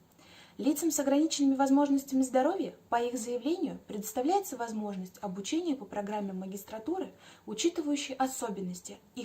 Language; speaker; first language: Russian; native; Russian